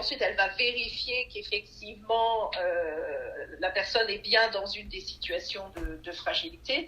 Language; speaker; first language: French; native; French